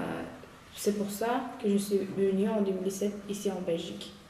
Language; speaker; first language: French; non-native, learner; Uyghur